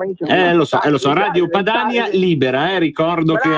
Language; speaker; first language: Italian; native; Italian